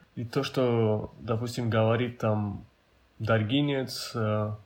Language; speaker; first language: Russian; non-native, local second language; Avaric